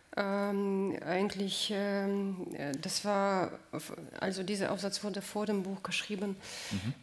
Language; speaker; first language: German; non-native, fluent; Russian